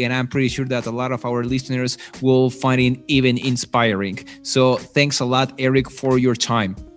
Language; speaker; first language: English; non-native, fluent; Spanish